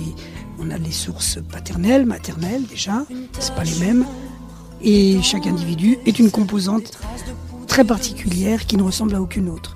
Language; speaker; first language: French; early bilingual, other home language; Spanish